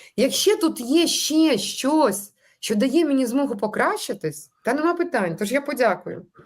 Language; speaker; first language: Ukrainian; non-native, local second language; Russian